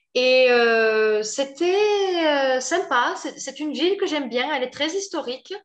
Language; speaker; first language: French; native; French